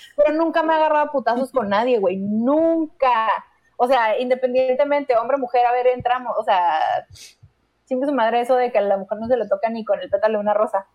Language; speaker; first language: Spanish; native; Spanish